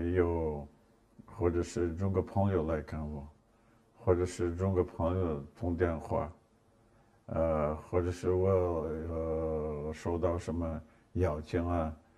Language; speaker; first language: Chinese; non-native, fluent; Russian